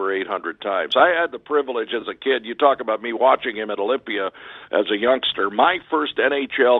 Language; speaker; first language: English; native; English